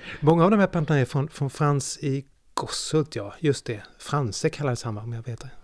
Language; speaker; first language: Swedish; native; Swedish